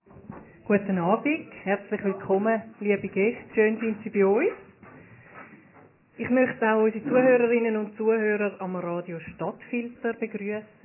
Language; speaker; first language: German; native; German